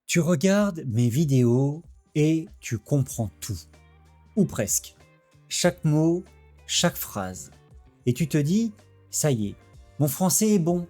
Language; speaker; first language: French; native; French